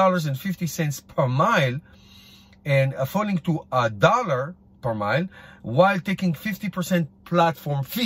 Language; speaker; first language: English; non-native, fluent; Hebrew